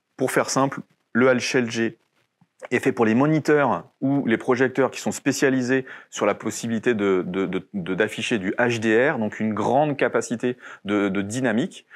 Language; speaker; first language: French; native; French